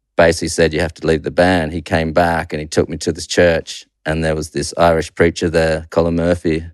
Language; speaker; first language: English; native; English